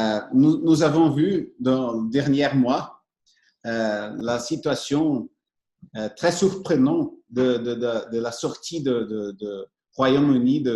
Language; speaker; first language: French; non-native, fluent; Portuguese